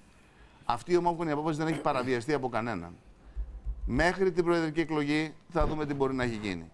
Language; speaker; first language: Greek; native; Greek